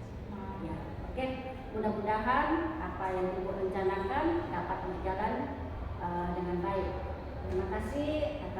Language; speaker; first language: Indonesian; native; Indonesian